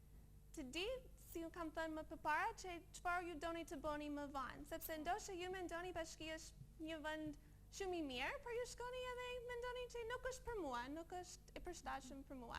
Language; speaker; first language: Albanian; non-native, learner; English